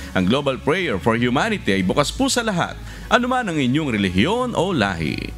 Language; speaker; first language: Filipino; native; Filipino